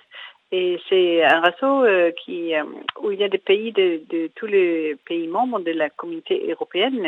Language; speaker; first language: French; non-native, fluent; Danish